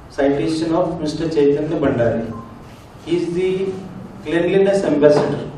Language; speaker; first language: Hindi; non-native, local second language; Marathi